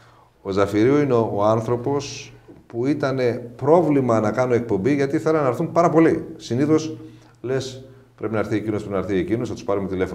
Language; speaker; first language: Greek; native; Greek